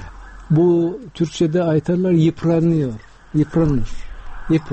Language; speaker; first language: Turkish; non-native, fluent; Uzbek